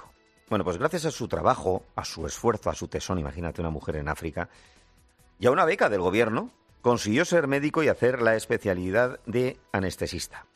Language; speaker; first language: Spanish; native; Spanish